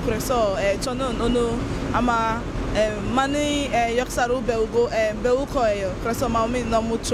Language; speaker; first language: Korean; non-native, learner; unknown